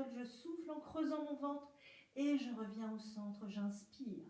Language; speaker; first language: French; native; French